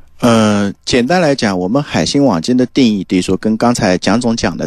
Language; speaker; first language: Chinese; native; Chinese